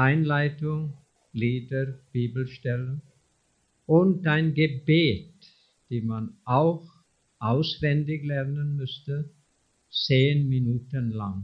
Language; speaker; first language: German; non-native, fluent; English